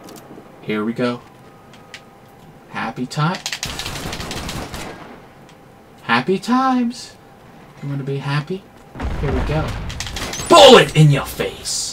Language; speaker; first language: English; native; English